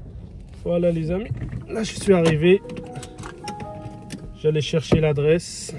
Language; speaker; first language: French; non-native, fluent; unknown